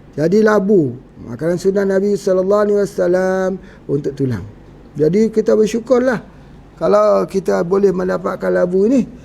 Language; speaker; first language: Malay; native; Malay